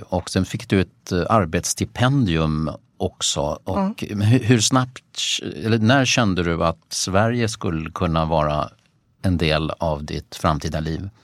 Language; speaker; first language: Swedish; native; Swedish